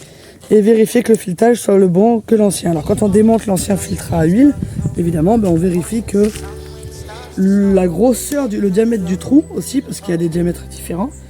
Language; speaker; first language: French; native; French